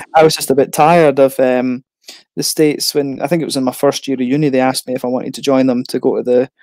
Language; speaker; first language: English; native; English